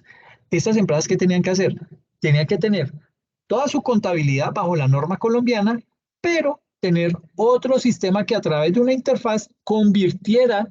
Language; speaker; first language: Spanish; native; Spanish